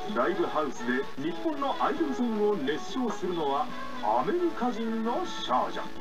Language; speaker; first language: Japanese; native; Japanese